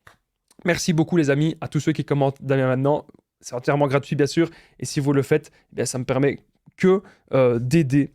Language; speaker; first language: French; native; French